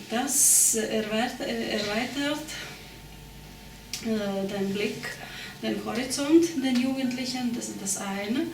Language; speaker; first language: German; non-native, fluent; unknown